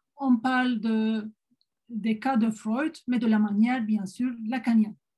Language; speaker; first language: French; non-native, fluent; Turkish